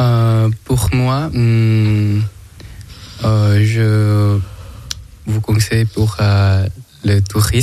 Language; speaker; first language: French; non-native, learner; Thai